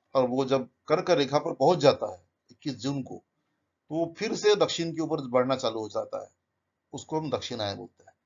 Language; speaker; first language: Hindi; non-native, local second language; Marathi